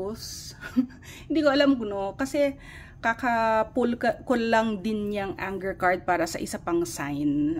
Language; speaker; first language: Filipino; native; Filipino